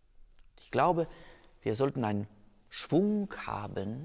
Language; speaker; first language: German; non-native, fluent; French